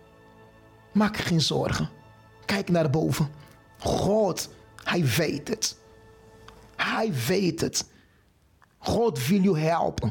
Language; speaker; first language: Dutch; non-native, fluent; Portuguese